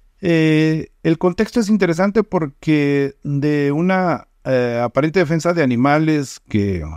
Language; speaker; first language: Spanish; native; Spanish